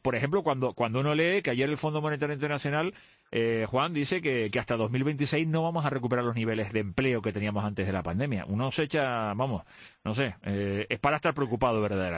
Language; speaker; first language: Spanish; native; Spanish